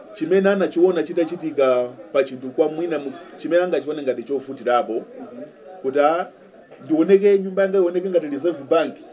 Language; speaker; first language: Nyanja; non-native, local second language; Yao